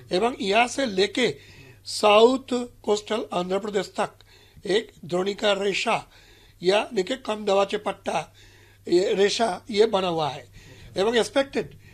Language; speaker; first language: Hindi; non-native, local second language; Marathi